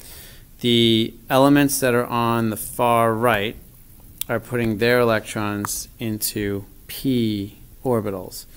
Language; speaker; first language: English; native; English